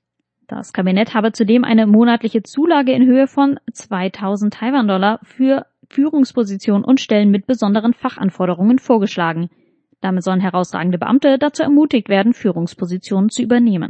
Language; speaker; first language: German; native; German